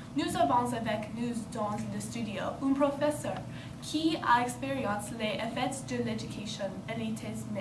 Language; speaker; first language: French; non-native, learner; English